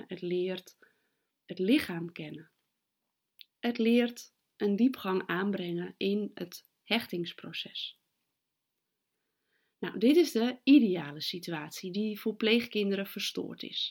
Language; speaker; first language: Dutch; native; Dutch